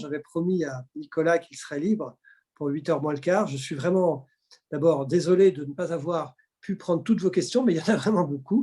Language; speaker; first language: French; native; French